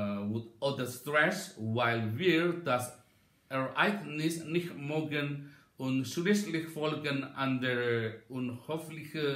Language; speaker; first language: German; non-native, learner; Indonesian